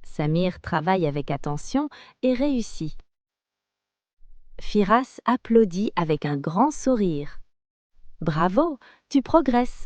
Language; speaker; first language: French; non-native, local second language; Arabic